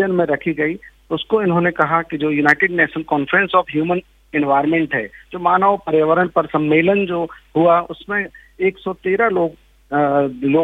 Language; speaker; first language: Hindi; native; Hindi